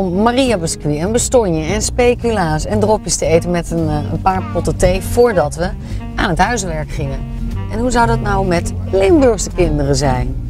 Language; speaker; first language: Dutch; native; Dutch